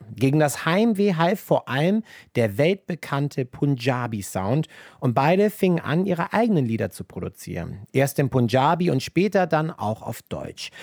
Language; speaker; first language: German; native; German